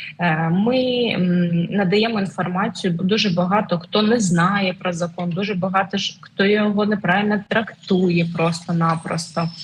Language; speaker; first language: Ukrainian; non-native, local second language; Russian